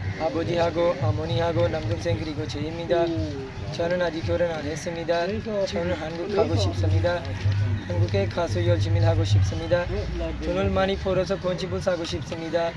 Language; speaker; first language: Korean; non-native, learner; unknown